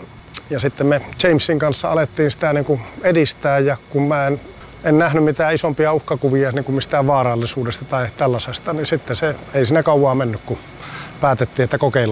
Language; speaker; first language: Finnish; native; Finnish